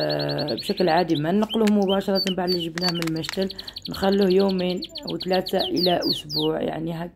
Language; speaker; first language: Arabic; native; Arabic